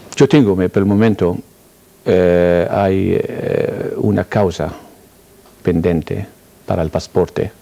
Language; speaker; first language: Spanish; non-native, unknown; Arabic